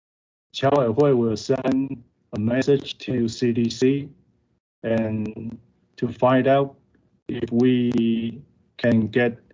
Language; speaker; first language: English; non-native, learner; Chinese